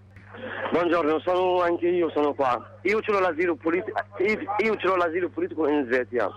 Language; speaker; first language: Italian; non-native, learner; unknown